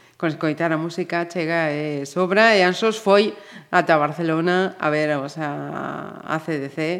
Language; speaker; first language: Galician; non-native, local second language; Spanish